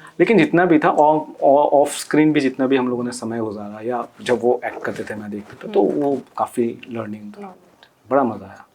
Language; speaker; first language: Hindi; non-native, local second language; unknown